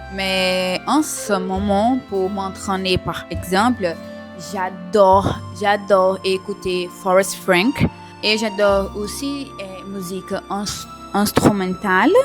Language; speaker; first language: French; non-native, learner; Portuguese